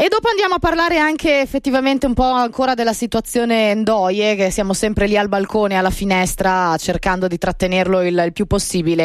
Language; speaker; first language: Italian; native; Italian